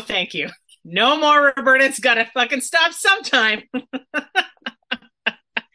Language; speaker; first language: English; native; English